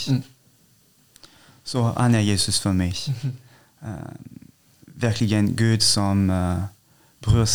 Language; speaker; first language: Swedish; non-native, fluent; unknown